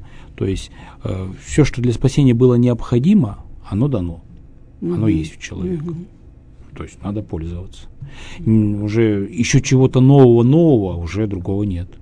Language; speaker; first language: Russian; native; Russian